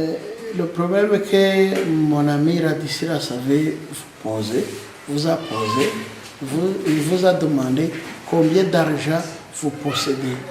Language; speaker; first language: French; non-native, local second language; Kinyarwanda